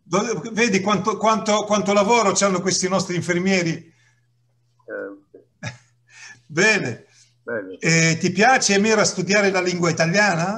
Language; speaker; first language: Italian; non-native, fluent; Arabic